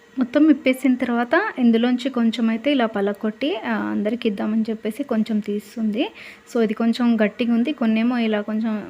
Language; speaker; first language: Telugu; non-native, local second language; Lambadi